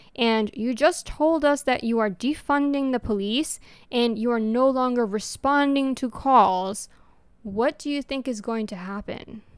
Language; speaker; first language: English; early bilingual, other home language; Spanish